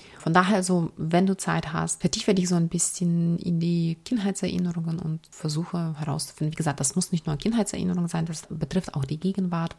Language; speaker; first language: German; non-native, fluent; Ukrainian